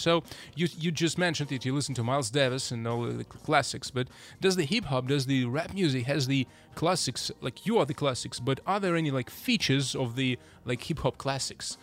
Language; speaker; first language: English; non-native, fluent; Russian